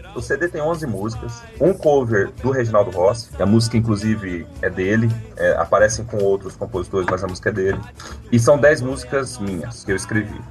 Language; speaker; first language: Portuguese; native; Portuguese